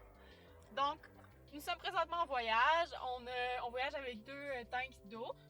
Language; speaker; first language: French; native; French